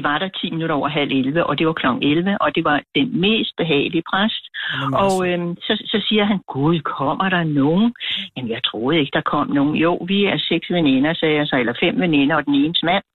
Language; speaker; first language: Danish; native; Danish